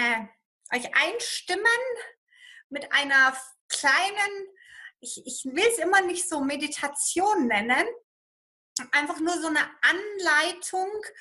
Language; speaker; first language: German; native; German